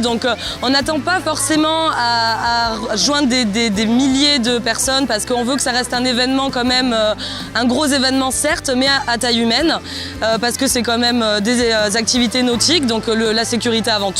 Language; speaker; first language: French; native; French